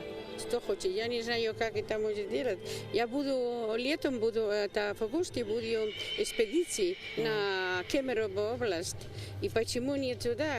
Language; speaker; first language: Russian; non-native, learner; Spanish